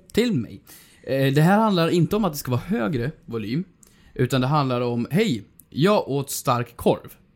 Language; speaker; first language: Swedish; native; Swedish